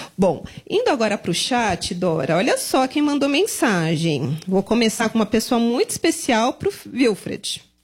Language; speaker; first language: Portuguese; native; Portuguese